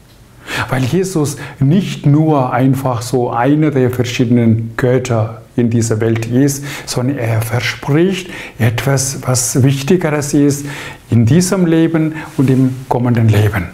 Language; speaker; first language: German; non-native, fluent; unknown